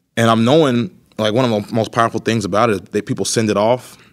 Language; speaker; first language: English; native; English